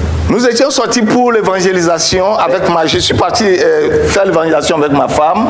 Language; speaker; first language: French; non-native, local second language; Ewe